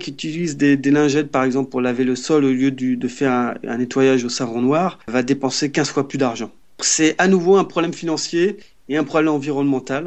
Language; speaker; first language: French; native; French